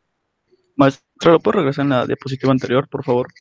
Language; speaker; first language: Spanish; native; Spanish